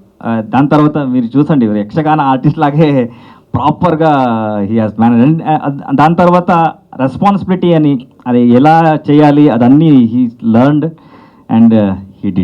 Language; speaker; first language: Telugu; non-native, learner; Kannada